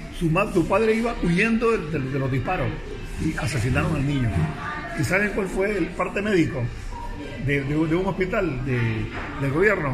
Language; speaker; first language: Spanish; native; Spanish